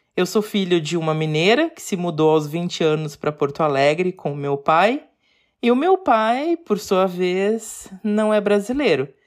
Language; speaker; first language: Portuguese; native; Portuguese